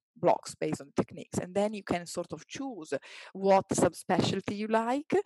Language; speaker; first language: English; non-native, fluent; Italian